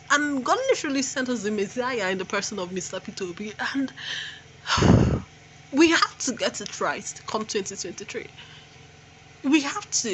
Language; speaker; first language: English; non-native, local second language; Igbo